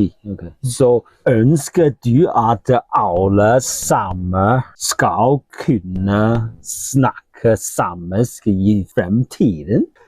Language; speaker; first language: Norwegian; non-native, learner; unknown